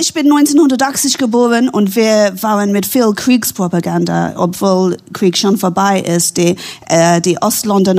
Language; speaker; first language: German; non-native, fluent; English